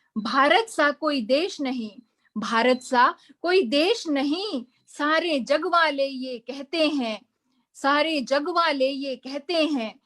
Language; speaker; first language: Hindi; native; Hindi